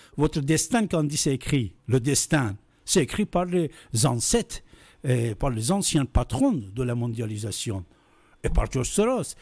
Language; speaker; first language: French; non-native, fluent; Persian